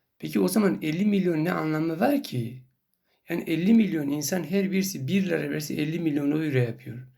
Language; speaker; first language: Turkish; non-native, local second language; Kurdish